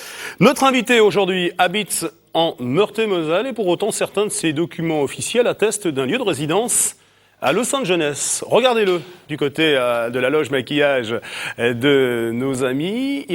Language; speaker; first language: French; native; French